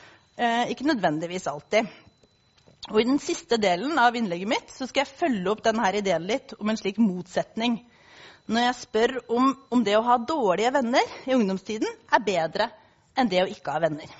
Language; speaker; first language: Norwegian; native; Norwegian